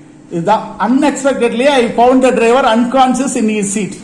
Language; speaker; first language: English; non-native, local second language; Tamil